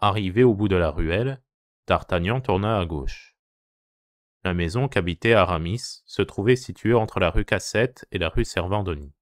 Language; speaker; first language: French; non-native, fluent; Japanese